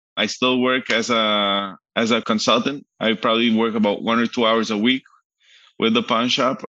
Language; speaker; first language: English; early bilingual, other home language; Spanish